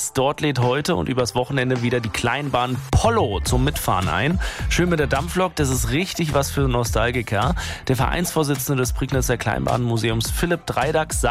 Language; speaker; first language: German; native; German